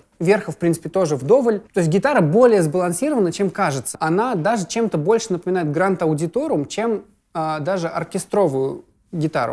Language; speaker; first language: Russian; native; Russian